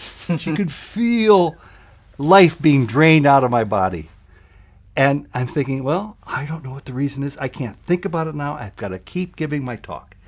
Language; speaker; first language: English; native; English